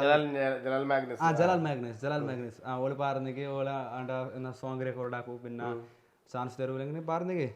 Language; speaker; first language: Malayalam; non-native, local second language; Bangla